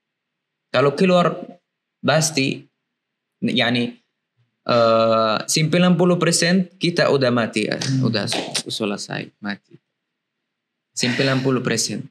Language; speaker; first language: Indonesian; non-native, learner; Arabic